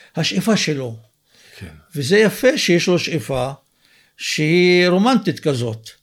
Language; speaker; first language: Hebrew; non-native, local second language; Arabic